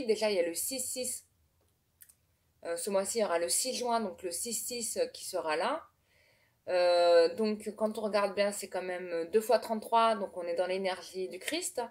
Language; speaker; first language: French; native; French